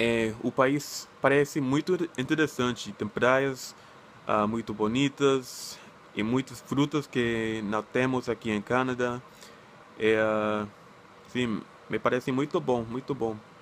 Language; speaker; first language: Portuguese; non-native, learner; English